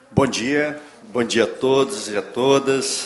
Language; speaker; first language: Portuguese; native; Portuguese